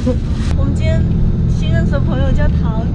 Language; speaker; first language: Chinese; native; Chinese